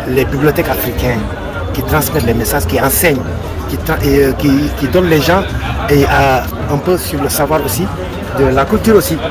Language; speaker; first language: French; non-native, local second language; Wolof